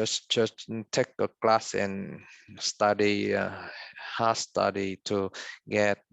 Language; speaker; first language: English; non-native, fluent; Vietnamese